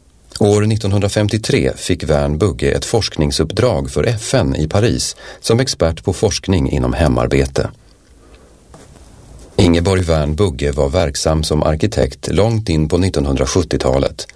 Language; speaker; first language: Swedish; native; Swedish